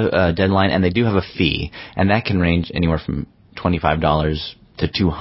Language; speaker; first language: English; native; English